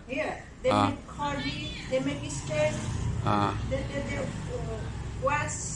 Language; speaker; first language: English; non-native, learner; Nepali